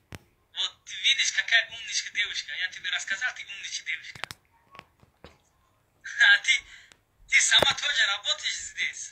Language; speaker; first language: Russian; non-native, learner; Uzbek